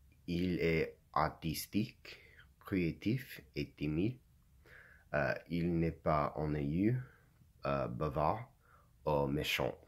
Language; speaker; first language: French; non-native, learner; English